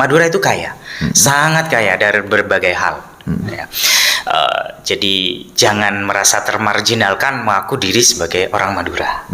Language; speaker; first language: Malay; non-native, local second language; Madurese